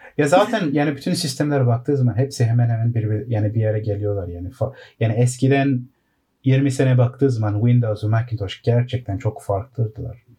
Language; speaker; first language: Turkish; early bilingual, heritage; Turkish